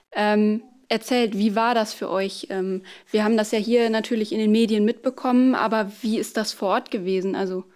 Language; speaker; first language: German; native; German